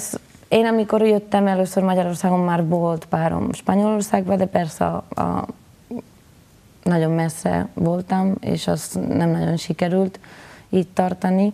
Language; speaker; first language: Hungarian; non-native, learner; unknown